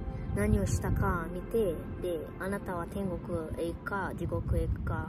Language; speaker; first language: Japanese; early bilingual, other home language; Portuguese